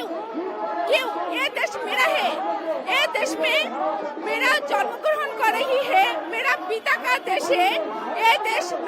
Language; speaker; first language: Hindi; non-native, learner; Bangla